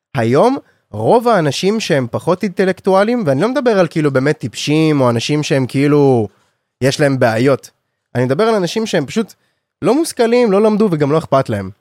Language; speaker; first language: Hebrew; native; Hebrew